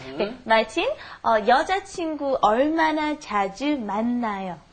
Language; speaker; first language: Korean; non-native, learner; English